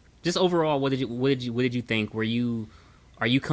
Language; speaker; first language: English; native; English